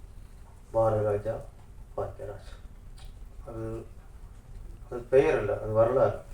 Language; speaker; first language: Tamil; native; Tamil